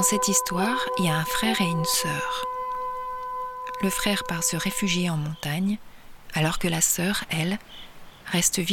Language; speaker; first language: French; native; French